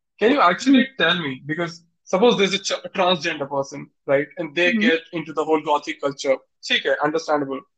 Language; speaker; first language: English; non-native, local second language; Hindi